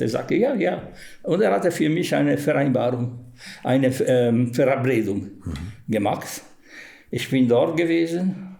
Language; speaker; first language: German; non-native, fluent; Italian